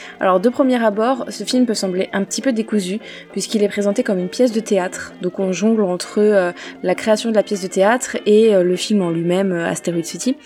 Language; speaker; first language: French; native; French